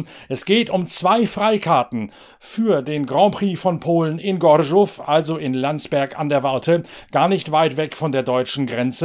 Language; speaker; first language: German; native; German